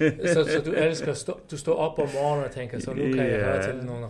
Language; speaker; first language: Danish; non-native, fluent; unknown